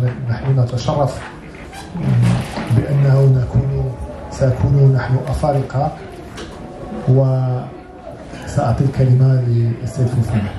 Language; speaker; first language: Arabic; native; Arabic